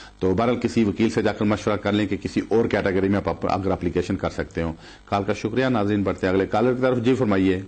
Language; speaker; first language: Urdu; non-native, local second language; Punjabi